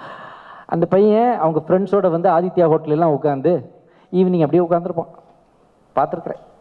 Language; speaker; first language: Tamil; native; Tamil